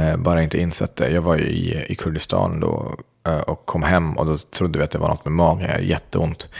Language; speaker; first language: Swedish; early bilingual, other home language; Central Kurdish